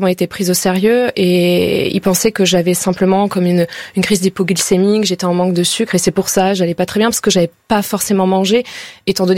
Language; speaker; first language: French; native; French